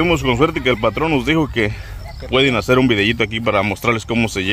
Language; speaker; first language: Spanish; native; Spanish